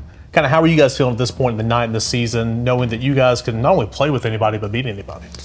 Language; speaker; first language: English; native; English